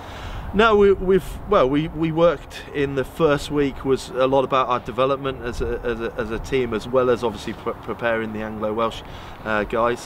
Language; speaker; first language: English; native; English